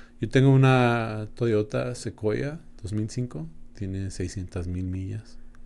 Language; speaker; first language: Spanish; native; Spanish